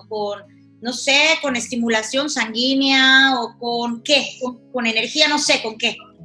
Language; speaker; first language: Spanish; native; Spanish